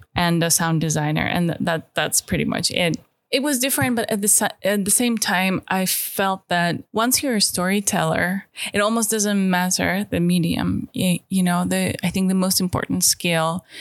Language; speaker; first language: English; non-native, fluent; Russian